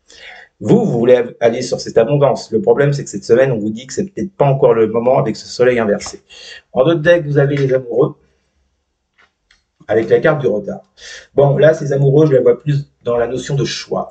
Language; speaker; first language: French; native; French